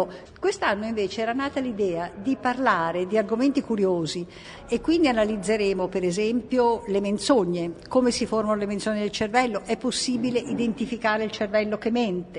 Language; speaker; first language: Italian; native; Italian